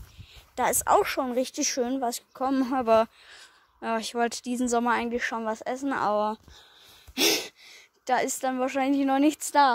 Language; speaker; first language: German; native; German